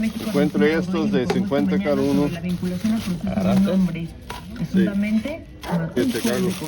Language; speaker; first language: Spanish; early bilingual, heritage; English